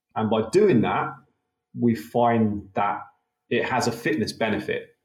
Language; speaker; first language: English; native; English